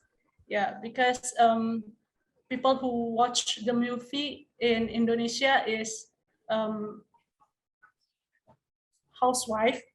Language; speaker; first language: English; non-native, learner; Indonesian